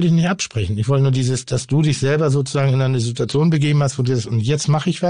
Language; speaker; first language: German; native; German